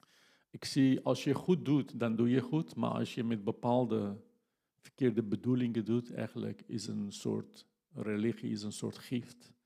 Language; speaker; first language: Dutch; non-native, fluent; Kurdish